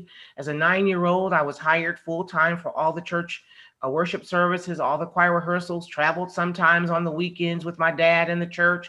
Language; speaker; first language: English; native; English